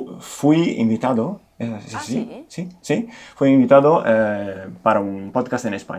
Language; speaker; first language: Spanish; non-native, fluent; Italian